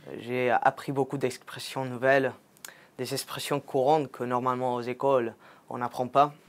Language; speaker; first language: French; non-native, fluent; Spanish